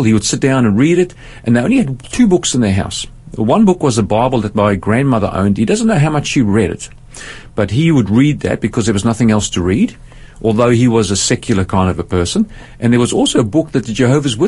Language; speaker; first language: English; native; English